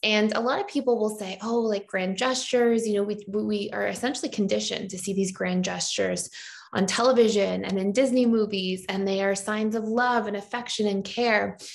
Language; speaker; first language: English; native; English